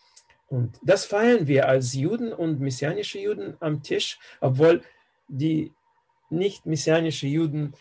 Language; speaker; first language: German; non-native, fluent; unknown